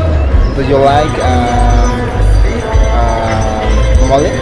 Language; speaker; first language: English; non-native, learner; Spanish